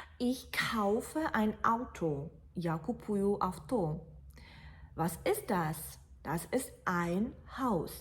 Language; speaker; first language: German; non-native, fluent; Ukrainian